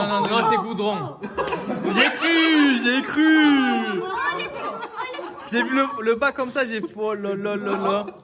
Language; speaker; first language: French; native; French